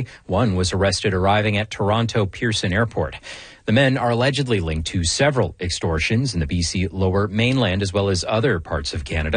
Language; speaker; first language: English; native; English